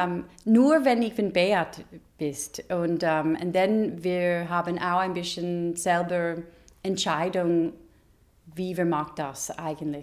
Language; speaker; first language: German; non-native, fluent; English